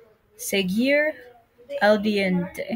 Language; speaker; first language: Spanish; non-native, learner; English